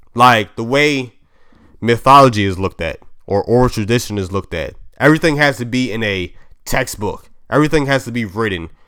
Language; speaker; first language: English; native; English